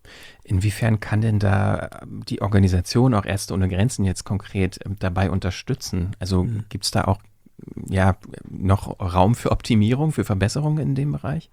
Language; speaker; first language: German; native; German